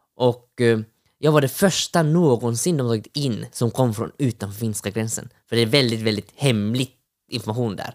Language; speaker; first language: Swedish; early bilingual, other home language; Finnish